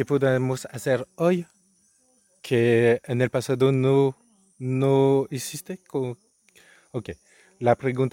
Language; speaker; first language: Spanish; non-native, learner; French